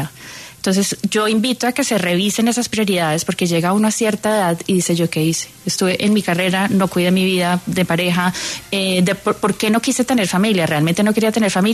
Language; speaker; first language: Spanish; native; Spanish